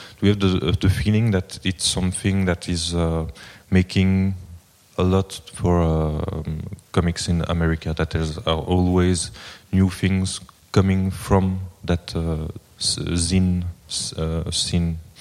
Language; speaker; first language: English; non-native, fluent; French